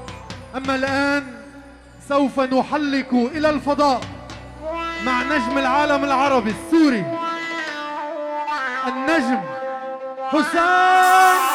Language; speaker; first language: Arabic; native; Arabic